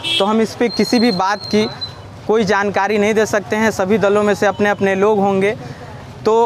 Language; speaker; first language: Hindi; native; Hindi